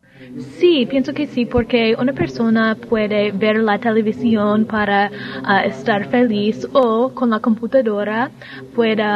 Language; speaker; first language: Spanish; non-native, learner; English